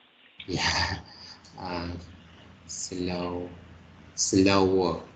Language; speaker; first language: English; non-native, learner; Vietnamese